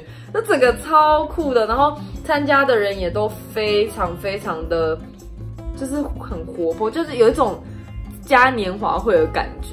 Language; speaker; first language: Chinese; native; Chinese